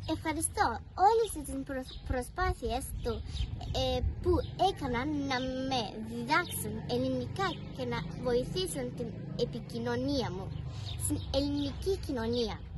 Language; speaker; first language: Greek; early bilingual, other home language; Persian